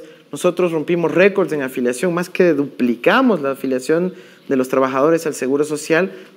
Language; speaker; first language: Spanish; native; Spanish